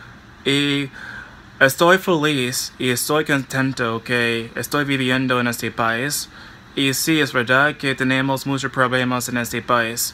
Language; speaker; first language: Spanish; non-native, fluent; English